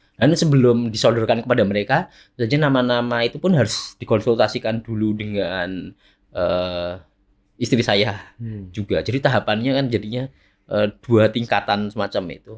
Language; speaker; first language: Indonesian; native; Indonesian